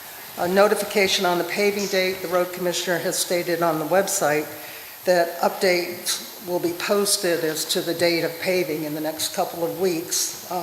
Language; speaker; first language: English; native; English